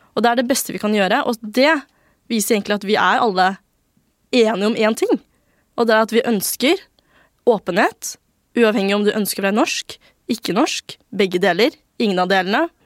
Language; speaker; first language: Norwegian; early bilingual, other home language; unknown